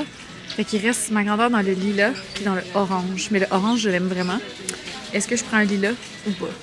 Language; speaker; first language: French; native; French